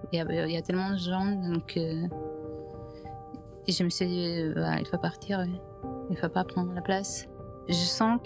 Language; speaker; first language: French; non-native, fluent; Ukrainian